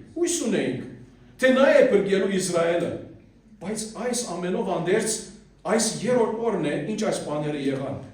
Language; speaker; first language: Armenian; early bilingual, heritage; Armenian